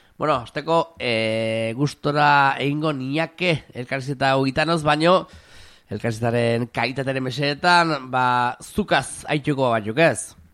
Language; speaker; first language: Basque; native; Basque